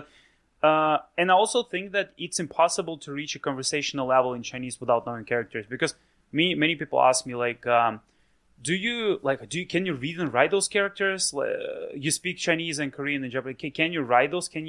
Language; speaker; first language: English; non-native, fluent; Russian